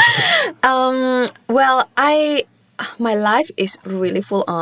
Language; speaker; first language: English; non-native, local second language; Chinese